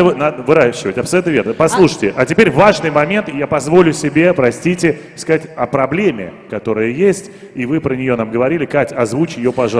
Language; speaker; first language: Russian; native; Russian